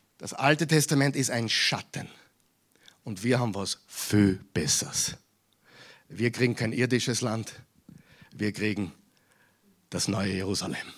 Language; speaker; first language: German; non-native, fluent; English